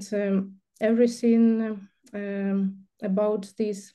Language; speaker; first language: English; non-native, learner; Ukrainian